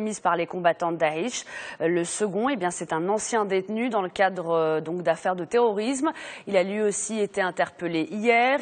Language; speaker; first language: French; non-native, local second language; Arabic